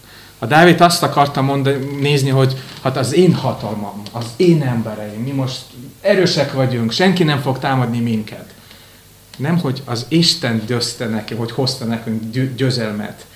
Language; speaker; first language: Hungarian; non-native, fluent; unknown